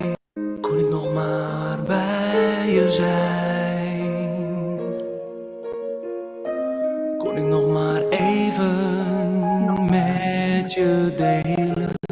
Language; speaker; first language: Dutch; non-native, learner; Indonesian